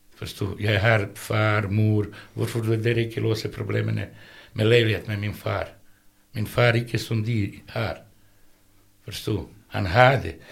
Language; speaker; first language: Norwegian; non-native, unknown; Bosnian